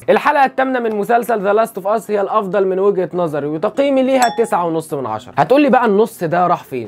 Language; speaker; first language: Arabic; native; Arabic